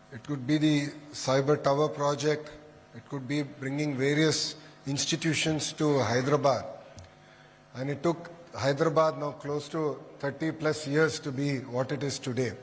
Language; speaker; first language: English; non-native, local second language; Telugu